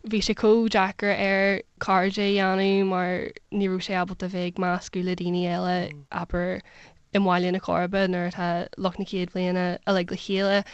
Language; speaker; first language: Irish; non-native, local second language; English